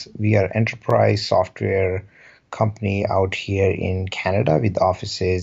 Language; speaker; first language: English; non-native, local second language; Rajasthani